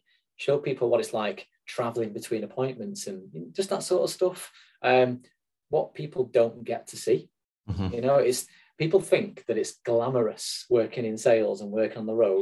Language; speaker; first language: English; native; English